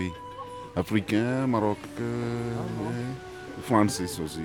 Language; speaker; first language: French; non-native, learner; Tamil